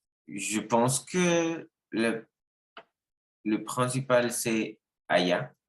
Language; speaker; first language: French; non-native, learner; Spanish